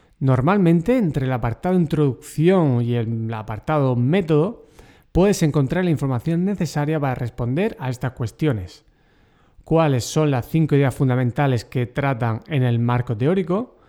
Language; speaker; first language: Spanish; native; Spanish